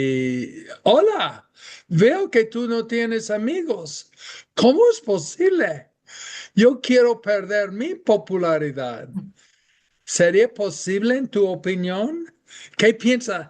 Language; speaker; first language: Spanish; non-native, fluent; English